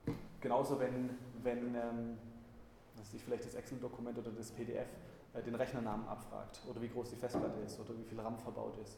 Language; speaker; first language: German; native; German